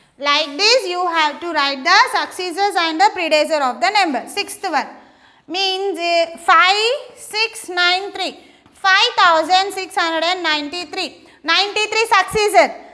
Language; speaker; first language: English; non-native, local second language; Telugu